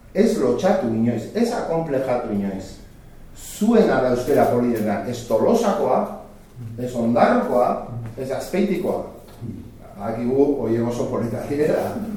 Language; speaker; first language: Basque; non-native, local second language; Spanish